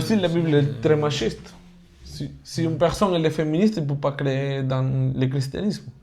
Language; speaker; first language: French; non-native, fluent; Spanish